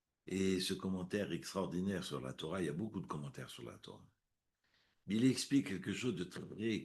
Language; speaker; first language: French; native; French